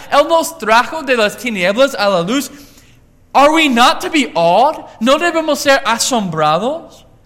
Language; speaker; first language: Spanish; non-native, learner; English